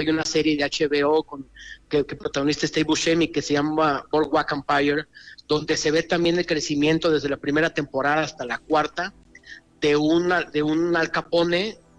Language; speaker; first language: Spanish; native; Spanish